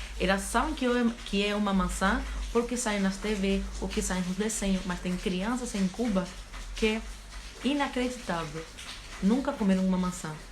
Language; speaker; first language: Portuguese; non-native, fluent; Spanish